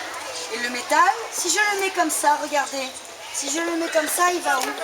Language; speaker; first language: French; native; French